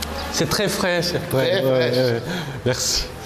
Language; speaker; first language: French; non-native, learner; Korean